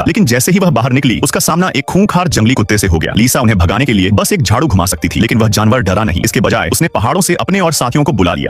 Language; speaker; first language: Hindi; native; Hindi